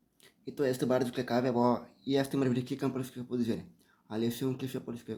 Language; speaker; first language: Polish; early bilingual, heritage; Portuguese